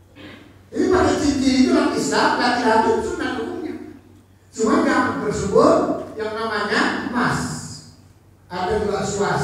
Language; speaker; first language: Indonesian; native; Indonesian